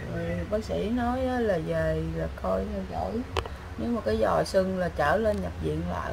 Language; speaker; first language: Vietnamese; native; Vietnamese